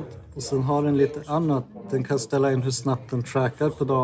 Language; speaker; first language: Swedish; native; Swedish